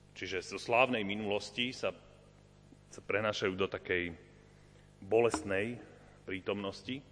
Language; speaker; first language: Slovak; native; Slovak